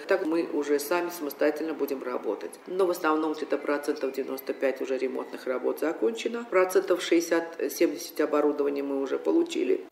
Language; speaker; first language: Russian; non-native, local second language; Armenian